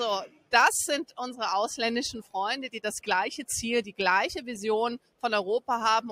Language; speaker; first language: German; native; German